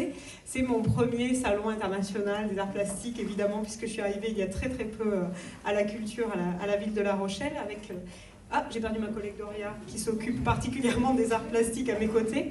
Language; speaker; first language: French; native; French